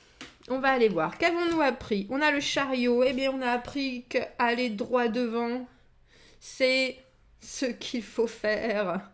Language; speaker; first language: French; native; French